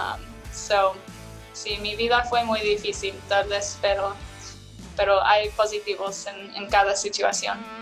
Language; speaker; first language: Spanish; non-native, learner; English